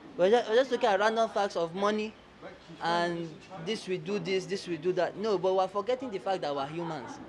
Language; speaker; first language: Nigerian Pidgin; early bilingual, other home language; Arabic